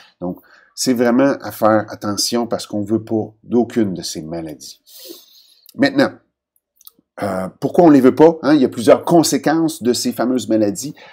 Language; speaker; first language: French; native; French